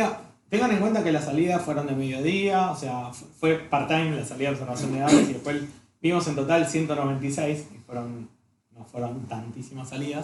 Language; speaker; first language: Spanish; native; Spanish